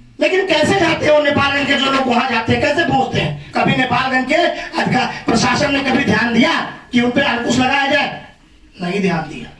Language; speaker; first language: Hindi; native; Hindi